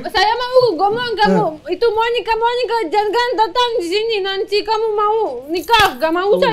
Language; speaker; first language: Indonesian; non-native, learner; Russian